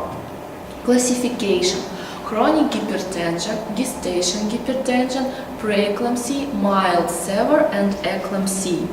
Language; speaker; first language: English; non-native, learner; Russian